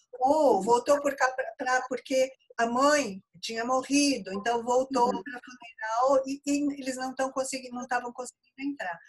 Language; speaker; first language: Portuguese; early bilingual, other home language; Japanese